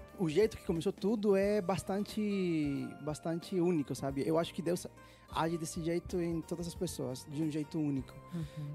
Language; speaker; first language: Portuguese; non-native, fluent; Spanish